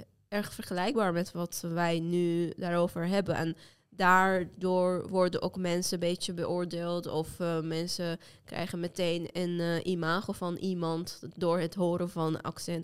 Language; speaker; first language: Dutch; non-native, fluent; Azerbaijani